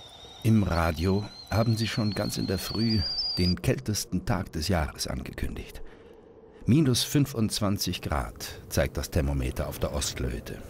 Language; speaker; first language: German; native; German